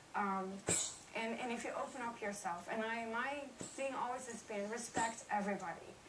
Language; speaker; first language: English; non-native, fluent; Dutch